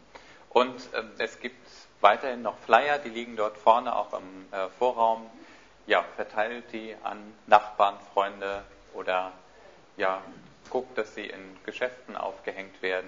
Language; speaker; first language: German; native; German